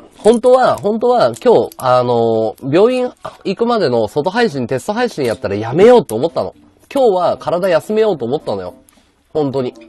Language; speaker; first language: Japanese; native; Japanese